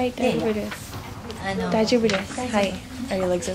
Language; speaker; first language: Japanese; non-native, learner; English